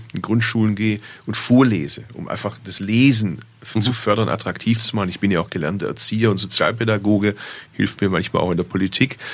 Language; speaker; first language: German; early bilingual, other home language; Turkish